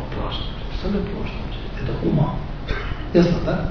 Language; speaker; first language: Russian; non-native, learner; Tibetan